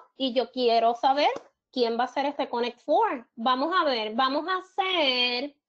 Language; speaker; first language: Spanish; native; Spanish